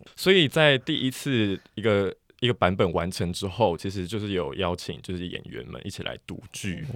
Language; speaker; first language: Chinese; non-native, local second language; Min Nan Chinese